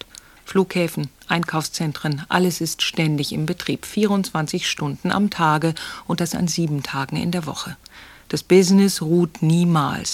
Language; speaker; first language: German; native; German